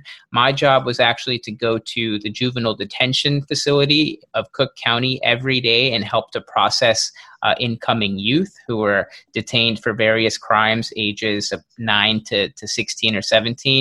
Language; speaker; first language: English; native; English